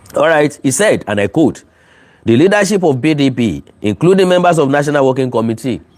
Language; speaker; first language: English; non-native, local second language; Yoruba